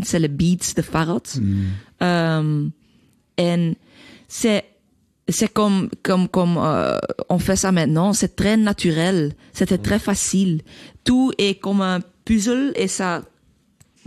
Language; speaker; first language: French; non-native, learner; Dutch